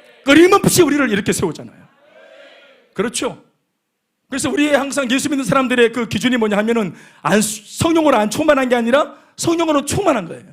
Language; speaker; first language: Korean; native; Korean